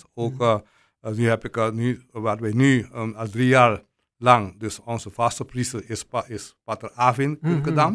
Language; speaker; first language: Dutch; non-native, local second language; Papiamento